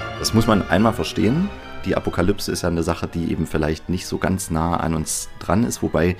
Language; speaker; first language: German; native; German